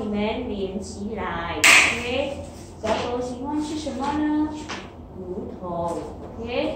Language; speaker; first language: Chinese; non-native, fluent; Khmer